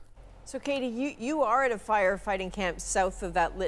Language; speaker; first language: English; native; English